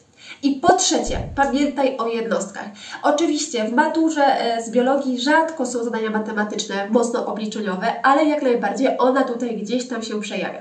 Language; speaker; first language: Polish; native; Polish